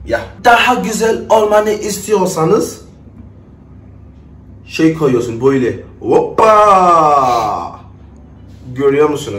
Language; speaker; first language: Turkish; non-native, learner; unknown